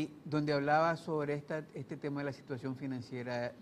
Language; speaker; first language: Spanish; native; Spanish